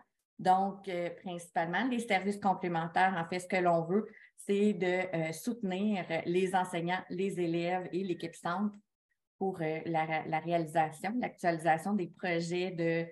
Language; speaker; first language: French; native; French